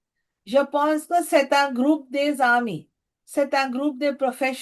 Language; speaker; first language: French; non-native, fluent; Telugu